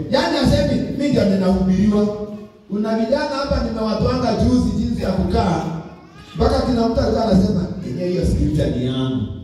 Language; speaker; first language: Swahili; non-native, local second language; Kalenjin